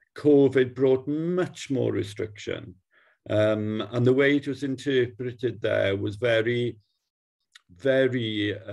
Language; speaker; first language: English; native; English